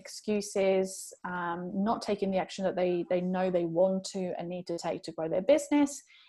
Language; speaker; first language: English; early bilingual, other home language; Italian